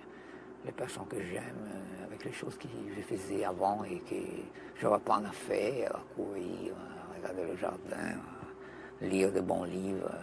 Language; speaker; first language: French; non-native, fluent; Italian